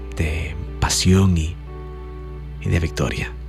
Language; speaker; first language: Spanish; native; Spanish